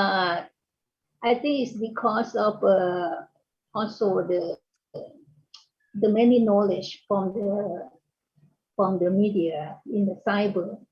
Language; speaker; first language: English; non-native, fluent; Thai